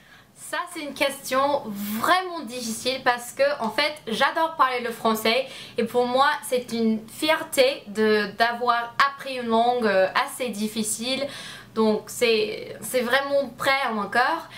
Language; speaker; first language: French; non-native, learner; English